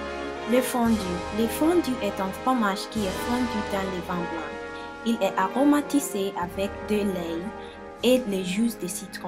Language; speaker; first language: French; non-native, learner; English